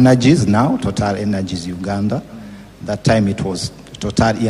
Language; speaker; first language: English; non-native, local second language; Nyankole